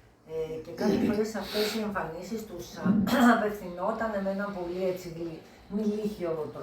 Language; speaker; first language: Greek; native; Greek